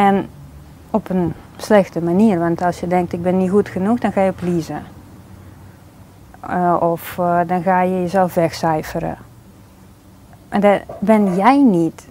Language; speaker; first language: Dutch; non-native, fluent; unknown